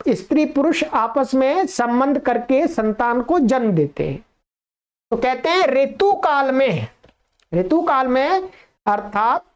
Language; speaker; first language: Hindi; native; Hindi